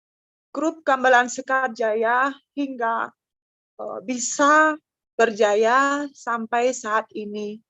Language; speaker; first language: Indonesian; non-native, local second language; Balinese